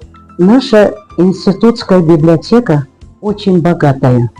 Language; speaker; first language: Russian; non-native, local second language; Uzbek